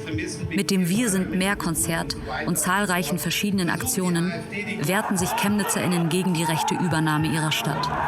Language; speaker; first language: German; native; German